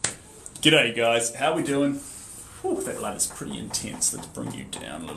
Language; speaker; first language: English; native; English